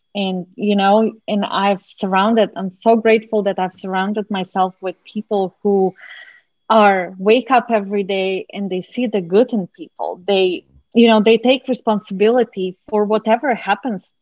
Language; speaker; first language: English; non-native, fluent; Macedonian